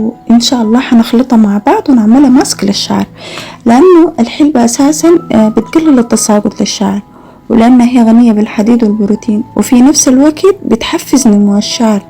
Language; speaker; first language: Arabic; native; Arabic